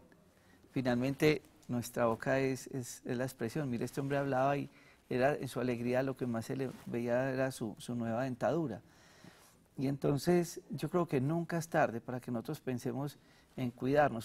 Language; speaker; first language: Spanish; native; Spanish